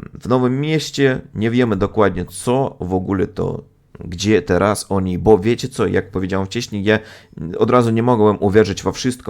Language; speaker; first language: Polish; non-native, fluent; Russian